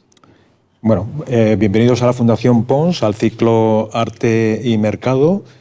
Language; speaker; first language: Spanish; native; Spanish